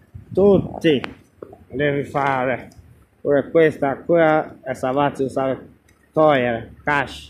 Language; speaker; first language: Italian; non-native, learner; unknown